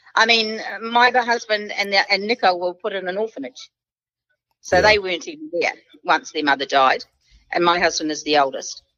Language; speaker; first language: English; native; English